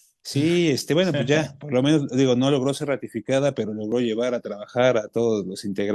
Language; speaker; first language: Spanish; native; Spanish